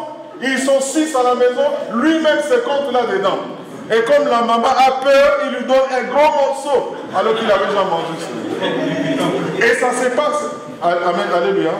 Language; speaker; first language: French; non-native, local second language; Lingala